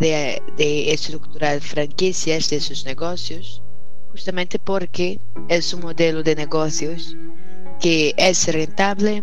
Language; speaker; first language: Spanish; non-native, fluent; Portuguese